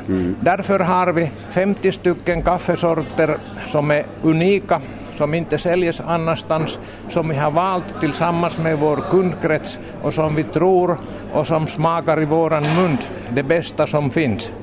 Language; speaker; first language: Swedish; non-native, local second language; Finnish